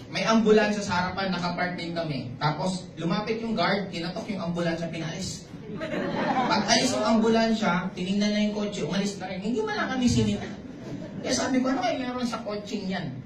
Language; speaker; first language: Filipino; non-native, local second language; Bikol